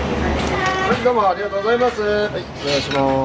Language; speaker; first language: Japanese; native; Japanese